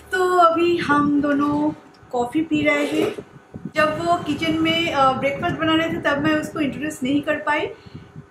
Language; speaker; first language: Hindi; non-native, local second language; Bangla